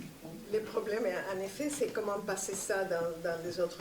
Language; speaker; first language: French; non-native, fluent; Spanish